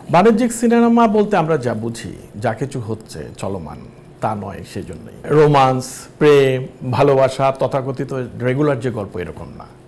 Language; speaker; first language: Bangla; native; Bangla